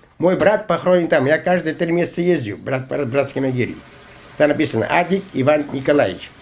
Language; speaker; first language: Russian; non-native, local second language; Abkhazian